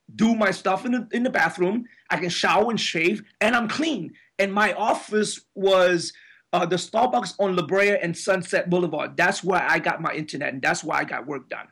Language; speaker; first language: English; early bilingual, other home language; Spanish